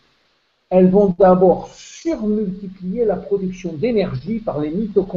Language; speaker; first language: French; native; French